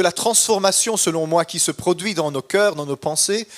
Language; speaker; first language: French; native; French